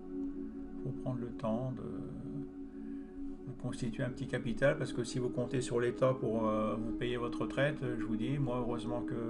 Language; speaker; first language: French; native; French